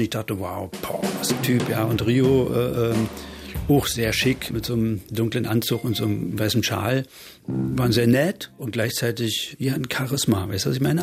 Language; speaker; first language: German; native; German